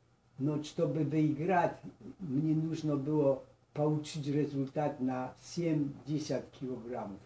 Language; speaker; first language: Russian; non-native, learner; Polish